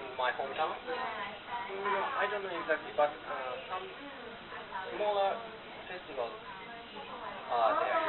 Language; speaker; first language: English; non-native, learner; Japanese